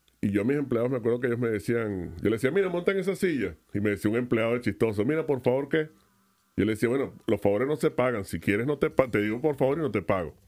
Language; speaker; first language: Spanish; native; Spanish